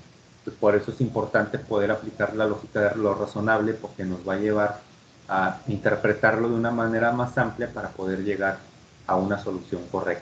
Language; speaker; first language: Spanish; native; Spanish